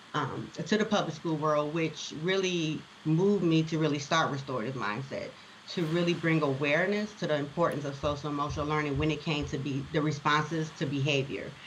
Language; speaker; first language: English; native; English